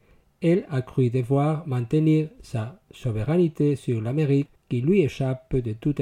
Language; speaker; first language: French; non-native, fluent; Spanish